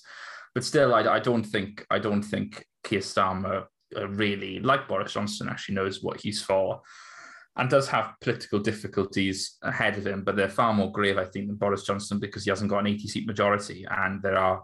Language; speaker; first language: English; native; English